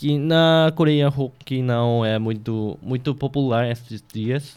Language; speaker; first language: Portuguese; non-native, fluent; Korean